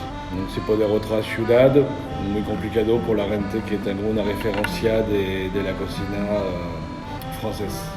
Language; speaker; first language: Spanish; non-native, learner; French